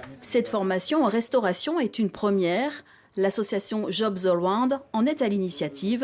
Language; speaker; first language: French; native; French